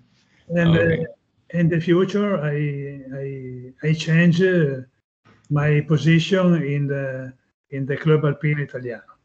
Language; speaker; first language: English; non-native, learner; Italian